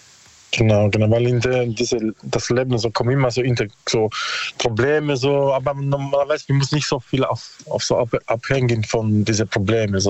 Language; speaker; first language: German; non-native, learner; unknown